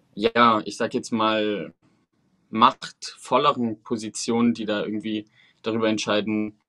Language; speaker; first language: German; early bilingual, other home language; Spanish